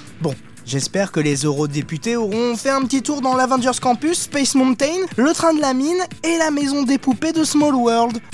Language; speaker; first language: French; native; French